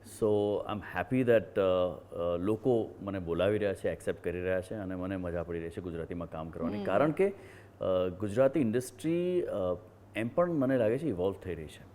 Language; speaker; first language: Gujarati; native; Gujarati